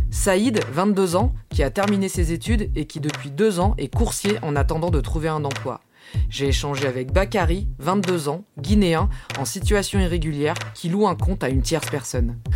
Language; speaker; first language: French; native; French